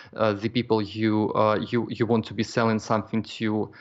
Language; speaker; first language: English; non-native, fluent; Russian